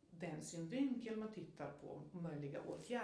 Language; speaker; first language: Swedish; non-native, fluent; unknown